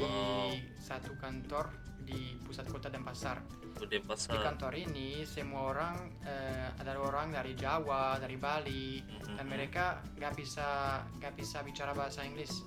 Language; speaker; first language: Indonesian; non-native, fluent; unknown